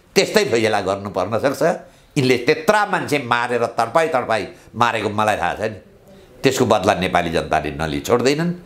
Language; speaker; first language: Nepali; native; Nepali